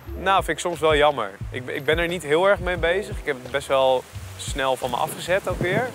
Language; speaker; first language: Dutch; native; Dutch